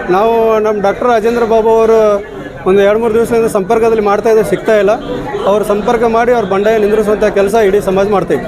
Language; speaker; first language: Kannada; non-native, local second language; Lambadi